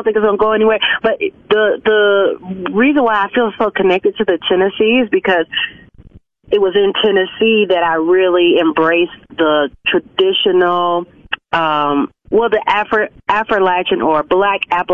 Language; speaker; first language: English; native; English